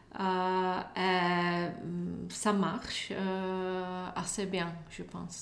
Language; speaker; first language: French; non-native, learner; Czech